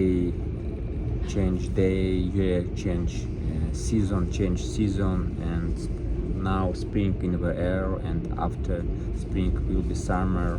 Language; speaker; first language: English; non-native, learner; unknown